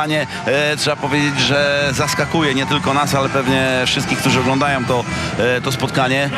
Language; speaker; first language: Polish; native; Polish